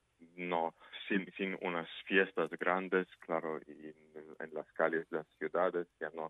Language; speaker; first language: Spanish; non-native, fluent; Ukrainian